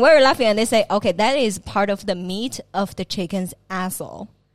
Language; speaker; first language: English; non-native, fluent; Chinese